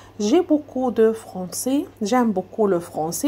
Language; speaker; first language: French; non-native, fluent; Arabic